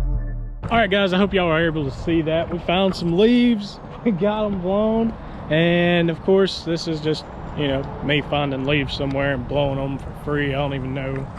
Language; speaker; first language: English; native; English